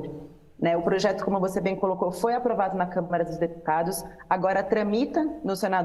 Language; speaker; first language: Portuguese; native; Portuguese